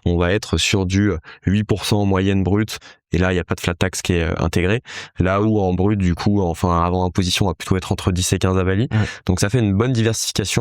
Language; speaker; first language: French; native; French